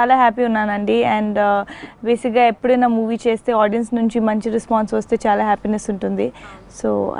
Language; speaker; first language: Telugu; non-native, fluent; Hindi